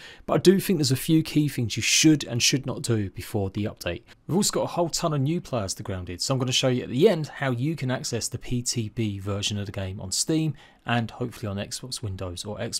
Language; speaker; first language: English; native; English